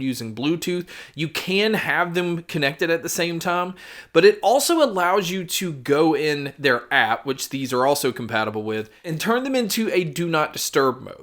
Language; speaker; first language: English; native; English